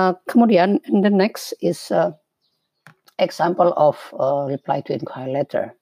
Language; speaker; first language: English; non-native, fluent; Indonesian